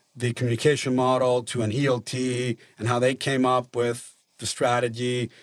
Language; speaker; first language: English; non-native, fluent; Spanish